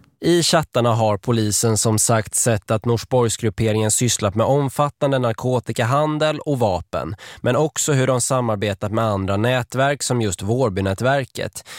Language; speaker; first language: Swedish; native; Swedish